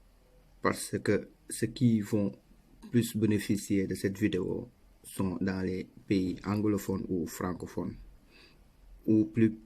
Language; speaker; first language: French; non-native, local second language; Wolof